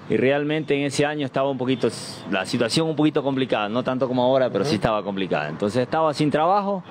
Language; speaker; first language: Spanish; native; Spanish